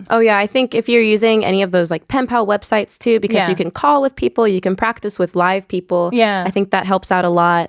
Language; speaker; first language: English; native; English